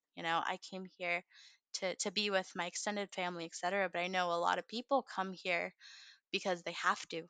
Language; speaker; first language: English; early bilingual, other home language; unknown